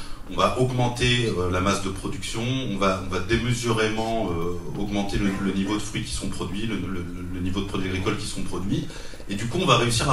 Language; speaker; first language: French; native; French